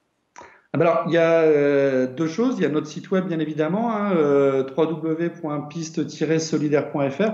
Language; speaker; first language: French; native; French